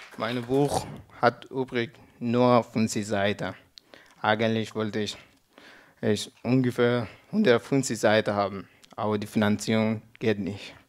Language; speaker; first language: German; non-native, learner; Persian